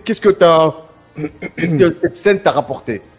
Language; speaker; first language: French; native; French